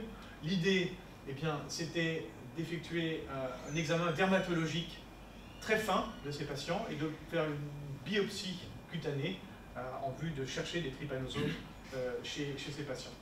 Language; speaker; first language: French; native; French